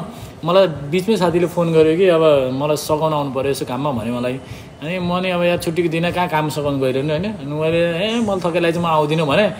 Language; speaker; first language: Nepali; native; Nepali